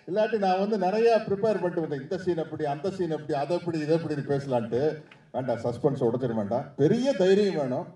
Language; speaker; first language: Tamil; native; Tamil